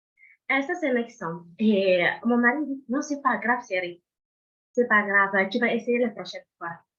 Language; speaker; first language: French; non-native, fluent; Indonesian